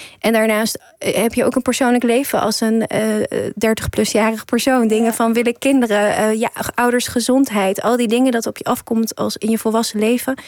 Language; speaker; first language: Dutch; early bilingual, other home language; Persian